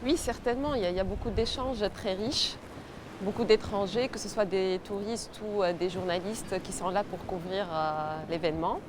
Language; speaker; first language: French; non-native, local second language; Arabic